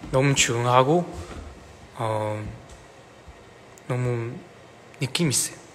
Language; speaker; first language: Korean; non-native, learner; Chinese